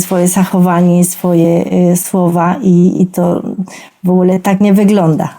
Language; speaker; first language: Polish; non-native, fluent; Spanish